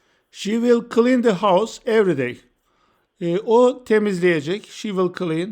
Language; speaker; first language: English; non-native, fluent; Turkish